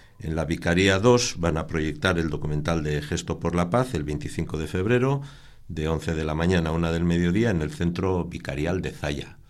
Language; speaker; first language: Spanish; native; Spanish